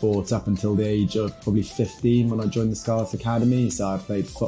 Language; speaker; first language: English; native; English